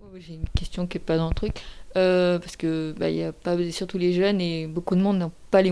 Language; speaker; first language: French; native; French